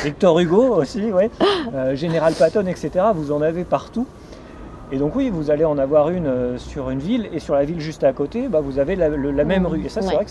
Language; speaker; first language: French; native; French